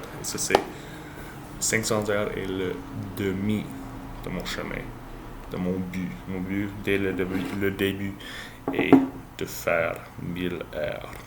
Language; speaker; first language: French; non-native, learner; English